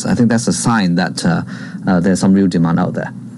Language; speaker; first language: English; non-native, local second language; Cantonese